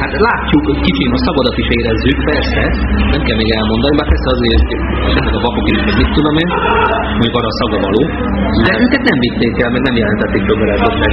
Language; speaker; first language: Hungarian; native; Hungarian